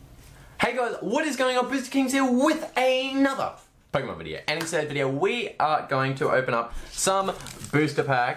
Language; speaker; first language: English; native; English